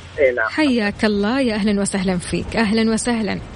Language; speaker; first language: Arabic; native; Arabic